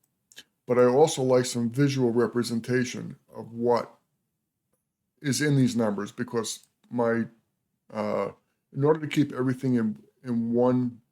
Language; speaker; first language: English; native; English